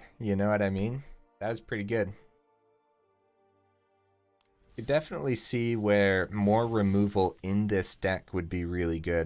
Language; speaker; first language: English; native; English